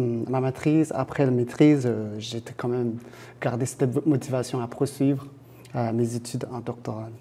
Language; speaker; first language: French; non-native, fluent; Chinese